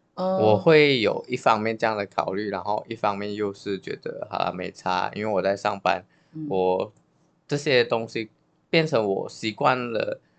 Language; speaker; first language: Chinese; native; Chinese